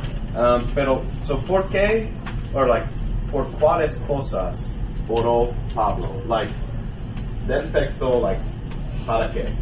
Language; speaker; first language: Spanish; non-native, learner; English